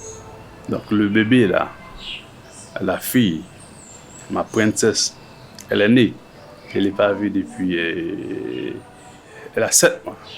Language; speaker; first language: French; non-native, local second language; Haitian Creole